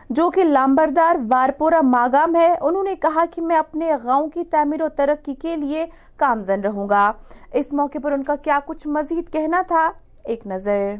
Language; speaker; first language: Urdu; non-native, local second language; Kashmiri